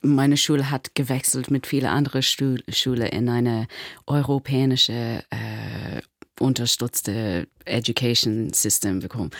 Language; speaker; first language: German; non-native, learner; English